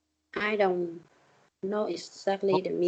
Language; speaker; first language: English; non-native, learner; Vietnamese